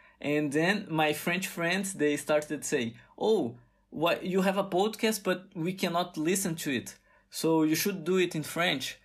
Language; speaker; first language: English; non-native, fluent; Portuguese